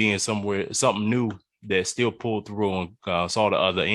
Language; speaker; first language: English; native; English